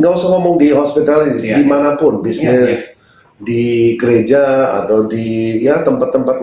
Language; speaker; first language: Indonesian; non-native, fluent; English